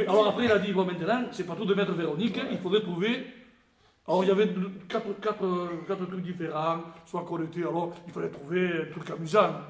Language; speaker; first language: French; native; French